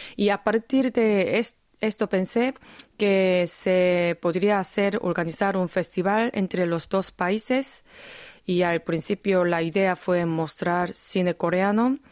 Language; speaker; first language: Spanish; non-native, fluent; Korean